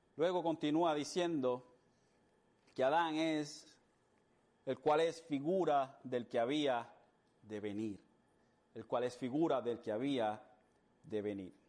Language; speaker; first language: Spanish; early bilingual, heritage; Spanish